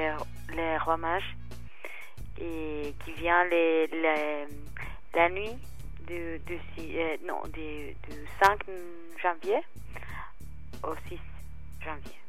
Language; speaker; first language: French; non-native, learner; Spanish